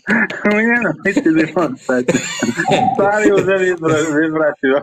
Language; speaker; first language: Russian; non-native, fluent; Armenian